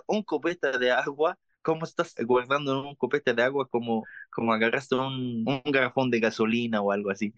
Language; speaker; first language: Spanish; non-native, learner; Arabic